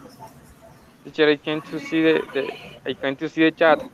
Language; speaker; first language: English; non-native, learner; Spanish